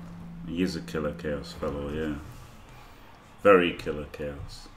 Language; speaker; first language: English; native; English